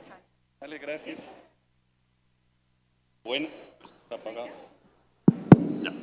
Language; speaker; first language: Spanish; native; Spanish